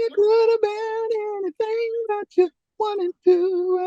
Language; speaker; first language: English; native; English